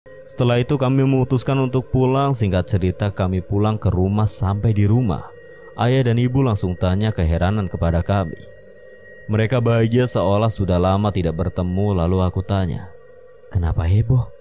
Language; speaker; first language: Indonesian; native; Indonesian